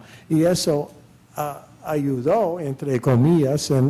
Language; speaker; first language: Spanish; non-native, fluent; English